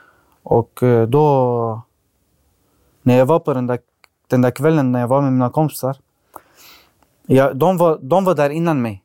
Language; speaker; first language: Swedish; early bilingual, other home language; Arabic